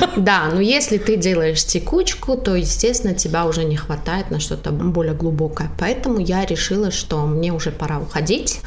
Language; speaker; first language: Russian; non-native, local second language; Tajik